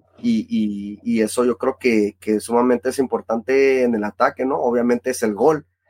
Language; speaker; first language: Spanish; early bilingual, heritage; Spanish